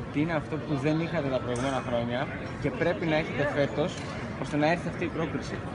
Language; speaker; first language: Greek; native; Greek